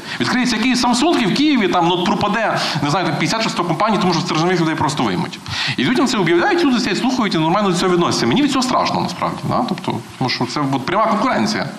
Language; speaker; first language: Ukrainian; native; Ukrainian